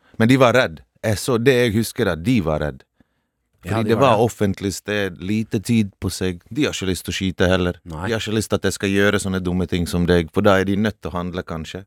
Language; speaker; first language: Norwegian; early bilingual, other home language; Bosnian